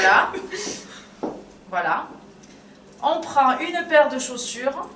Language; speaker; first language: French; native; French